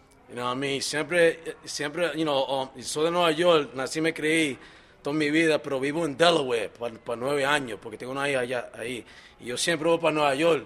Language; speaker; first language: Spanish; early bilingual, heritage; Spanish